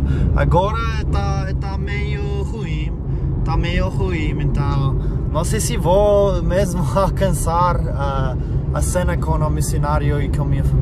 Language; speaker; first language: Portuguese; non-native, fluent; English